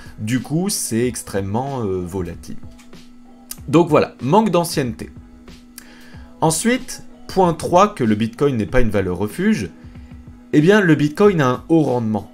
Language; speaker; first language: French; native; French